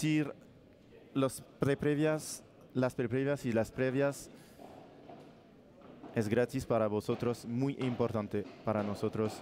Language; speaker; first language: Spanish; non-native, learner; French